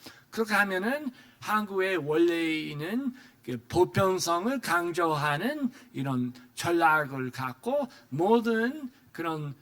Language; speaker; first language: Korean; non-native, fluent; English